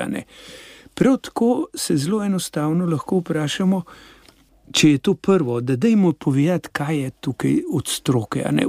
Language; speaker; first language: Slovenian; native; Slovenian